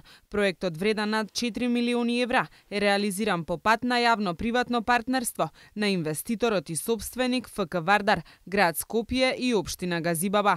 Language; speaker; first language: Macedonian; native; Macedonian